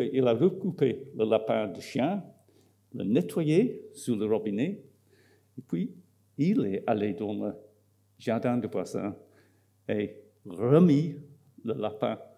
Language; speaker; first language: French; non-native, fluent; English